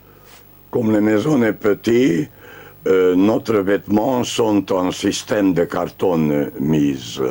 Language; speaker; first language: French; non-native, learner; Romanian